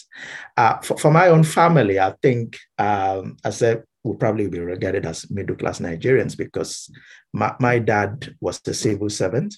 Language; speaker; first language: English; non-native, local second language; Yoruba